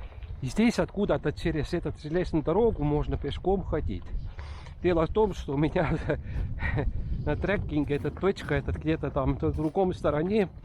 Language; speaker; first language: Russian; non-native, local second language; Estonian